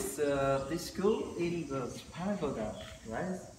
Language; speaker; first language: English; non-native, learner; Khmer